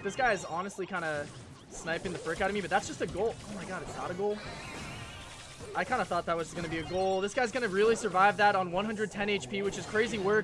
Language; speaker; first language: English; native; English